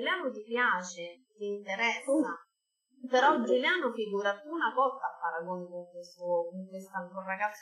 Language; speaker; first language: Italian; native; Italian